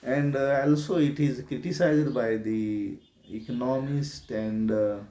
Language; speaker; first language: English; non-native, local second language; Marathi